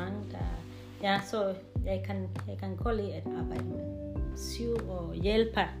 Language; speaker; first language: Danish; non-native, learner; Swahili